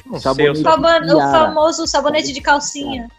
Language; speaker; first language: Portuguese; native; Portuguese